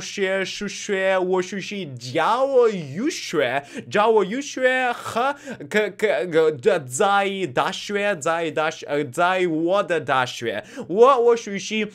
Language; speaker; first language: Chinese; non-native, learner; Russian